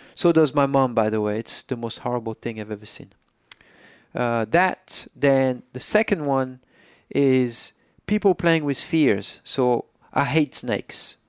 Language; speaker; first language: English; non-native, fluent; French